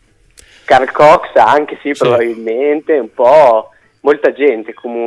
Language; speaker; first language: Italian; native; Italian